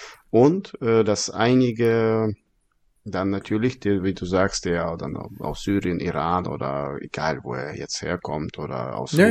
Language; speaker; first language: German; non-native, fluent; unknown